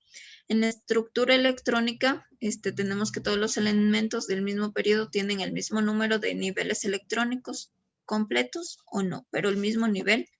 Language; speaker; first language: Spanish; native; Spanish